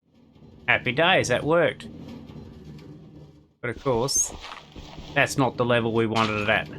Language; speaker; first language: English; native; English